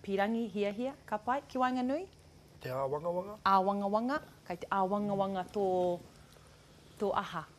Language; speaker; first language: Māori; non-native, local second language; English